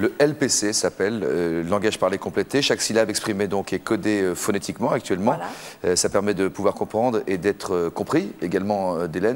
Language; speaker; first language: French; native; French